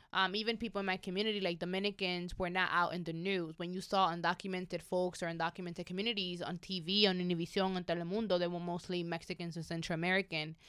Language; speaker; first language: English; early bilingual, other home language; Spanish